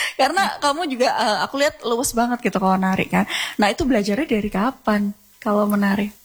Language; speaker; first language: Indonesian; native; Indonesian